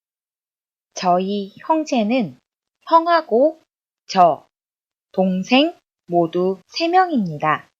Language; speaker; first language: Korean; native; Korean